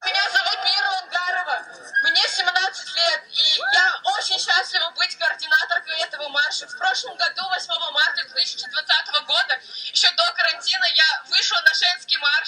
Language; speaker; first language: Russian; native; Russian